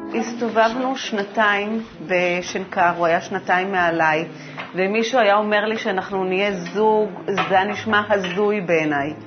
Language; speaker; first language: Hebrew; native; Hebrew